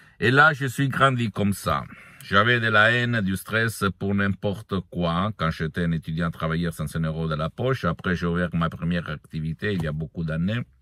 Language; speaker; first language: French; non-native, fluent; Italian